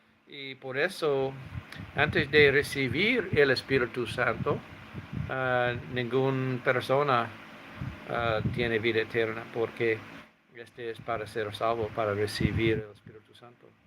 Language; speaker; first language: Spanish; non-native, fluent; English